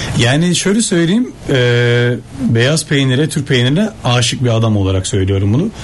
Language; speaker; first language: Turkish; early bilingual, heritage; Turkish